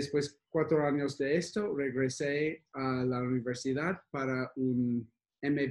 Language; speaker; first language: Spanish; non-native, fluent; English